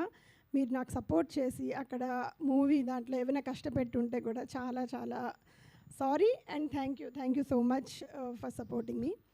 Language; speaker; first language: Telugu; native; Telugu